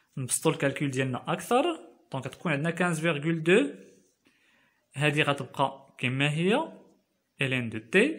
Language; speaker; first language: French; non-native, local second language; Arabic